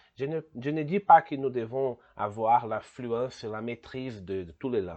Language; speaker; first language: French; non-native, fluent; Portuguese